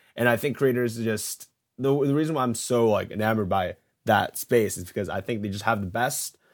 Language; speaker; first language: English; native; English